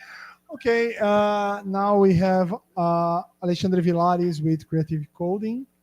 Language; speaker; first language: English; non-native, fluent; Portuguese